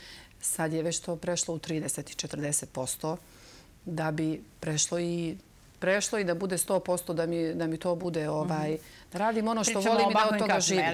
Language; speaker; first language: Serbian; native; Serbian